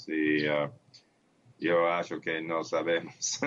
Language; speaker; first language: Portuguese; non-native, learner; English